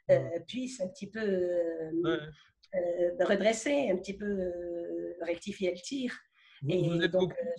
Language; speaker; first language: French; non-native, local second language; Arabic